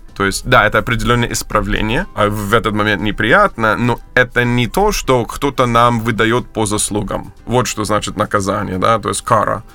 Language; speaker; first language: Russian; non-native, fluent; English